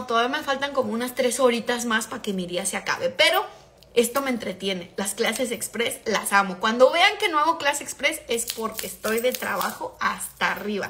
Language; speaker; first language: Spanish; native; Spanish